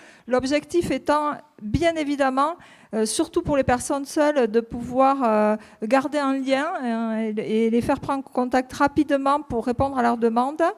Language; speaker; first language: French; native; French